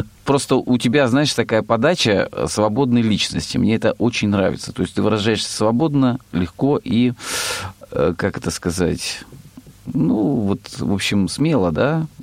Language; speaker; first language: Russian; native; Russian